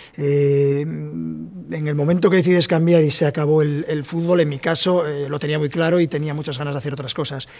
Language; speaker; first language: Spanish; native; Spanish